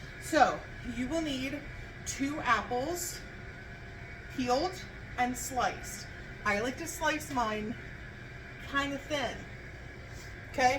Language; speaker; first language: English; native; English